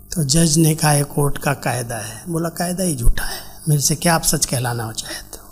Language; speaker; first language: Hindi; native; Hindi